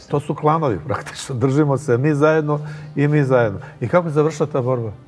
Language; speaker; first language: Croatian; native; Croatian